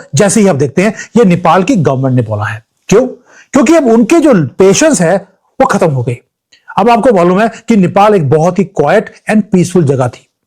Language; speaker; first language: Hindi; native; Hindi